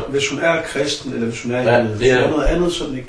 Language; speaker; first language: Danish; native; Danish